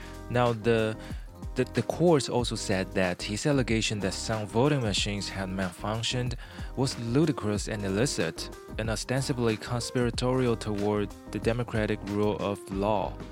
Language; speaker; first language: English; non-native, fluent; Chinese